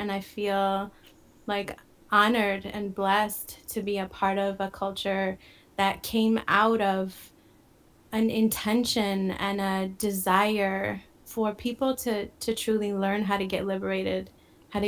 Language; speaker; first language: English; native; English